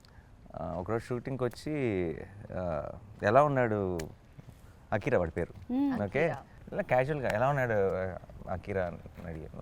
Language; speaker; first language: Telugu; native; Telugu